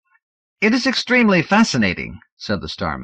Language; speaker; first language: English; native; English